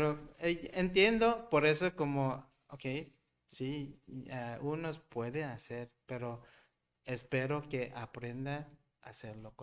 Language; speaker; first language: Spanish; non-native, learner; Korean